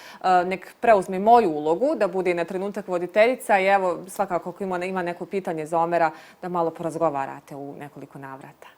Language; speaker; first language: Bosnian; native; Bosnian